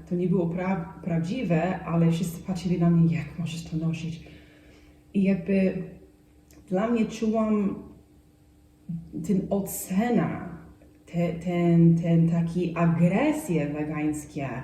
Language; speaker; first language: Polish; non-native, fluent; English